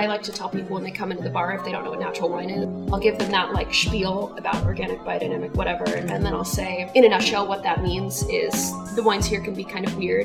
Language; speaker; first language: English; native; English